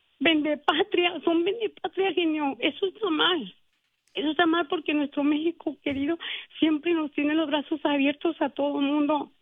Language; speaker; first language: Spanish; native; Spanish